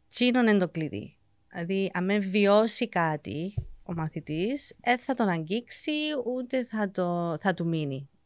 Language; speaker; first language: Greek; early bilingual, heritage; English